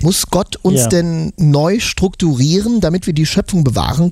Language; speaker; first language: German; native; German